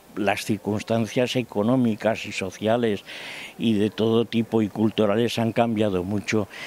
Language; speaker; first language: Spanish; native; Spanish